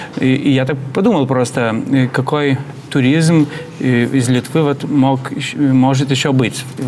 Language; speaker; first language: Russian; non-native, fluent; Lithuanian